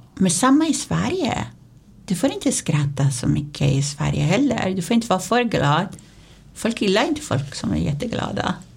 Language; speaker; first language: Swedish; non-native, fluent; Persian